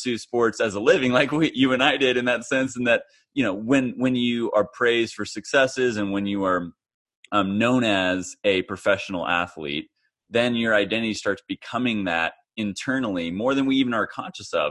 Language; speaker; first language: English; native; English